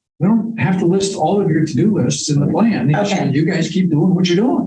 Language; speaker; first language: English; native; English